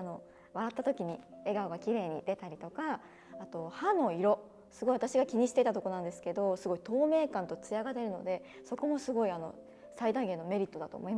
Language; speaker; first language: Japanese; native; Japanese